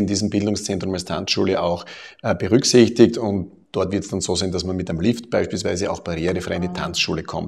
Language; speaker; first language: German; native; German